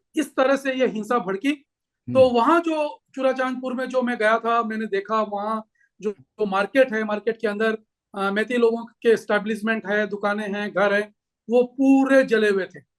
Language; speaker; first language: Hindi; native; Hindi